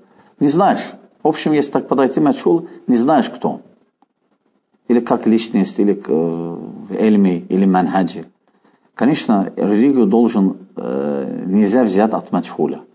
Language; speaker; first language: Russian; non-native, fluent; Azerbaijani